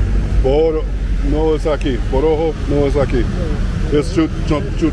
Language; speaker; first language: Spanish; non-native, learner; English